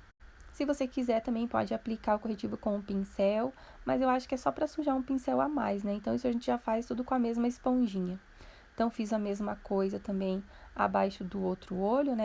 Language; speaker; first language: Portuguese; native; Portuguese